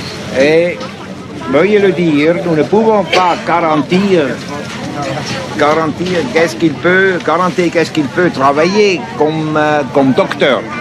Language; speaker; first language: French; non-native, fluent; Swiss German